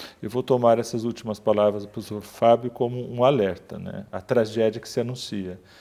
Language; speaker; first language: Portuguese; native; Portuguese